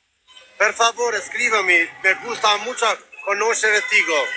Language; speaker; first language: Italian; non-native, learner; Albanian